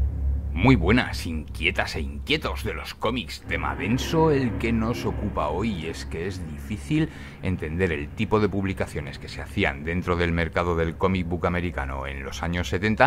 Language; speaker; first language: Spanish; native; Spanish